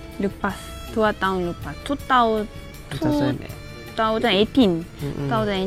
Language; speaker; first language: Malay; non-native, learner; Korean